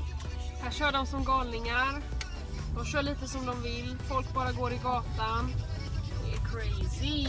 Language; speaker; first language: Swedish; early bilingual, other home language; Arabic